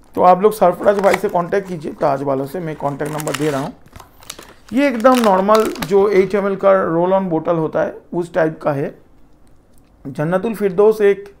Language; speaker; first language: Hindi; non-native, local second language; Bangla